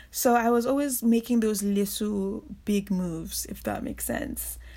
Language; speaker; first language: English; non-native, local second language; Yoruba